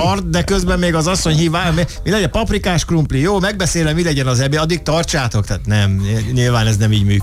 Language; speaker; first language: Hungarian; native; Hungarian